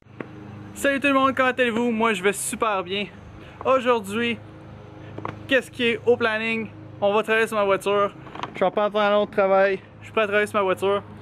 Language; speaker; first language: French; native; French